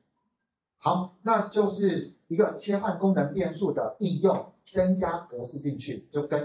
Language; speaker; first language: Chinese; native; Chinese